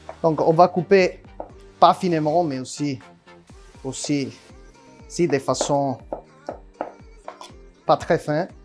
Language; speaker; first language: French; non-native, learner; Italian